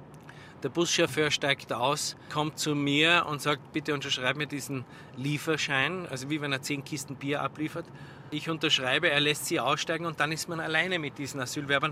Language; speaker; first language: German; native; German